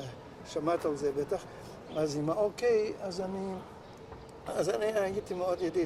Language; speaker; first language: Hebrew; non-native, local second language; Yiddish